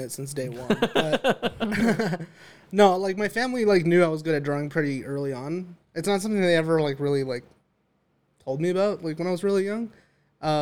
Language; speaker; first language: English; native; English